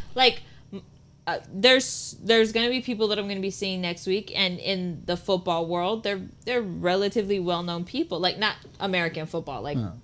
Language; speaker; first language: English; non-native, fluent; Spanish